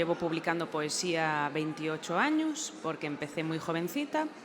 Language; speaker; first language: Spanish; non-native, local second language; Galician